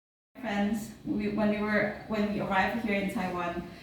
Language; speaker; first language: English; non-native, fluent; Indonesian